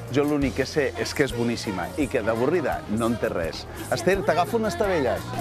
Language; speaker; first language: Catalan; native; Catalan